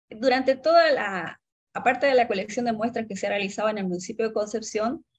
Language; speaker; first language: Spanish; native; Spanish